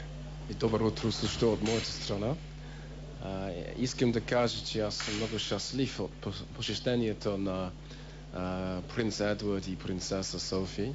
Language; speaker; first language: Bulgarian; non-native, fluent; English